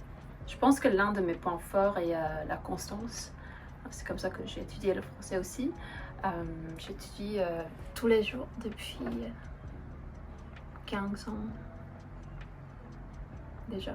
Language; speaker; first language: French; non-native, fluent; Korean